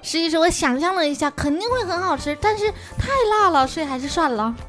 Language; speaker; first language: Chinese; native; Chinese